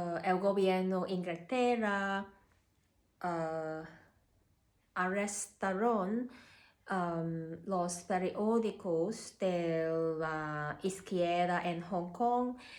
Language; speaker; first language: Spanish; non-native, learner; Cantonese